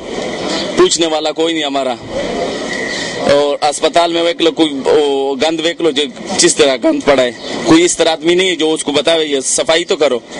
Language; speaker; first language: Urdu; non-native, local second language; Pashto